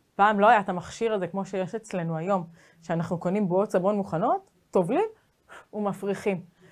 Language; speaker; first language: Hebrew; native; Hebrew